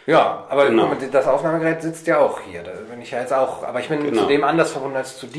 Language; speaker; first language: German; native; German